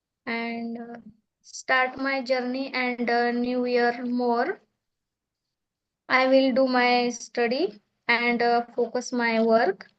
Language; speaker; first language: English; non-native, learner; Marathi